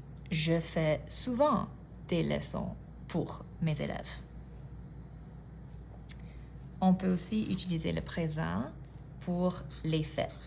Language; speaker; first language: French; non-native, fluent; English